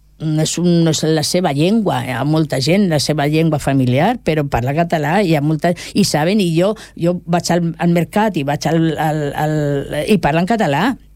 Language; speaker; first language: Catalan; non-native, local second language; Spanish